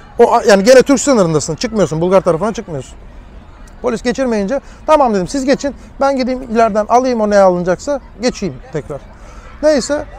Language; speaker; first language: Turkish; early bilingual, heritage; Turkish